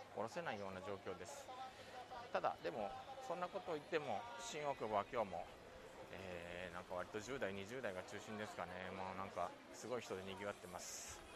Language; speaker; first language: Japanese; native; Japanese